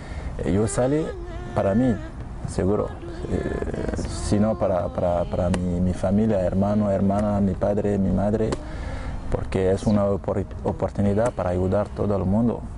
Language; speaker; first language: Spanish; non-native, fluent; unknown